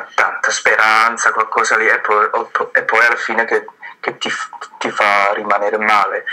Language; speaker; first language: Italian; non-native, fluent; Chinese